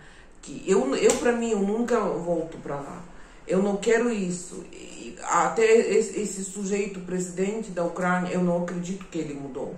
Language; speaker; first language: Portuguese; non-native, fluent; Ukrainian